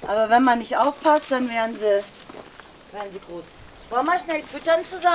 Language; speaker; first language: German; native; German